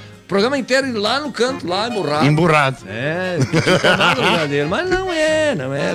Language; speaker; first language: Portuguese; native; Portuguese